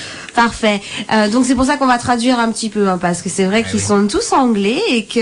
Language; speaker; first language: French; native; French